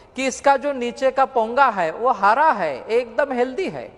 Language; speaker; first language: Hindi; non-native, local second language; Marathi